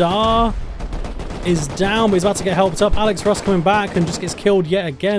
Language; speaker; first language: English; native; English